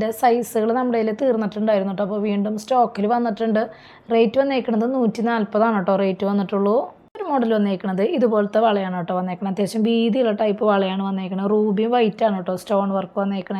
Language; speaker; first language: Malayalam; native; Malayalam